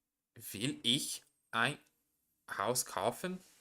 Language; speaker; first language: German; non-native, learner; Portuguese